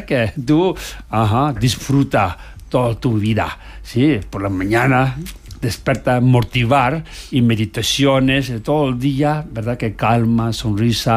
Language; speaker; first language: Spanish; non-native, learner; Tibetan